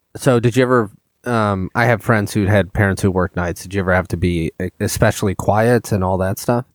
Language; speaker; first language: English; native; English